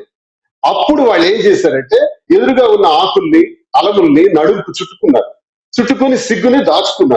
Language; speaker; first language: Telugu; native; Telugu